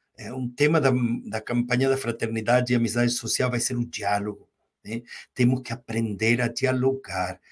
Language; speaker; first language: Portuguese; non-native, fluent; Spanish